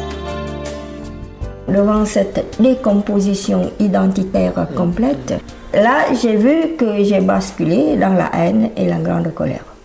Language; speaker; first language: French; non-native, fluent; Khmer